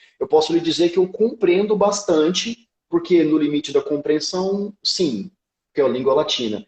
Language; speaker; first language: Portuguese; native; Portuguese